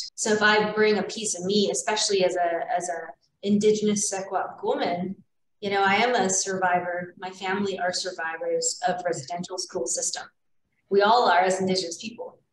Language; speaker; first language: English; native; English